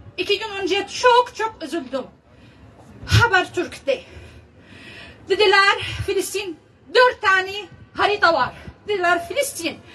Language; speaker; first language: Turkish; non-native, learner; Arabic